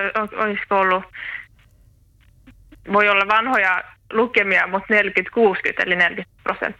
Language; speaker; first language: Finnish; non-native, local second language; Swedish